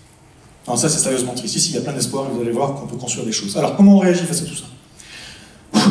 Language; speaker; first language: French; native; French